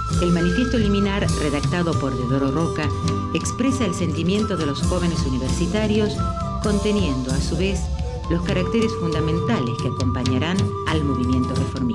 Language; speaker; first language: Spanish; native; Spanish